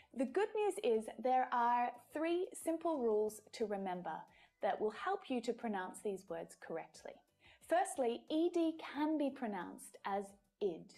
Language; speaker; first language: English; native; English